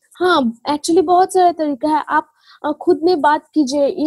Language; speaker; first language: Hindi; non-native, local second language; Assamese